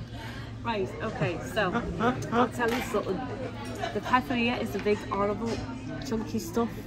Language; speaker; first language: English; native; English